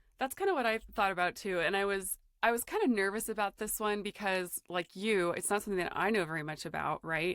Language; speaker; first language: English; native; English